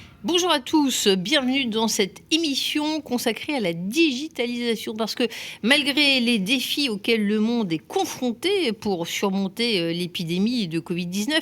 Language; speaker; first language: French; native; French